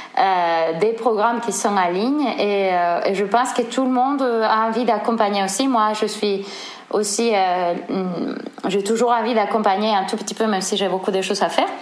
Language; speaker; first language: French; non-native, fluent; Spanish